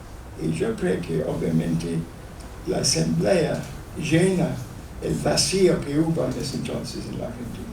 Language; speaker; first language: Spanish; non-native, fluent; English